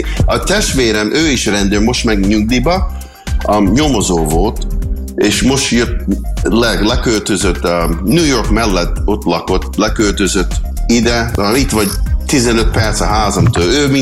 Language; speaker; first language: Hungarian; early bilingual, heritage; Hungarian